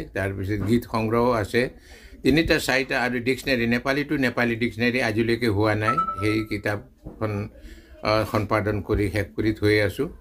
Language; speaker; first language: Assamese; non-native, local second language; Nepali